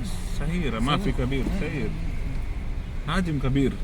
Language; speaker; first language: Arabic; non-native, learner; Malayalam